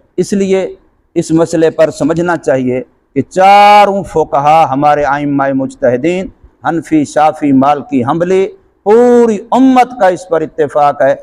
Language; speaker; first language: Urdu; non-native, local second language; Saraiki